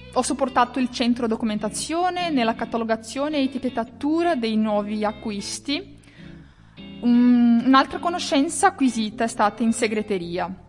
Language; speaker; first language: Italian; non-native, fluent; Portuguese